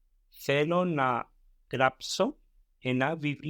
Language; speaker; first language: Greek; non-native, learner; English